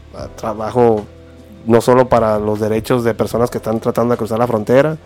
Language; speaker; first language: Spanish; native; Spanish